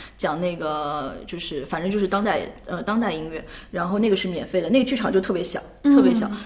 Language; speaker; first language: Chinese; native; Chinese